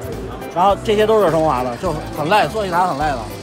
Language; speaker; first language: Chinese; native; Chinese